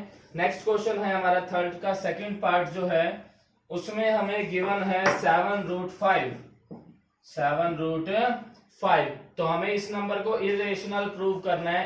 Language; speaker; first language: Hindi; native; Hindi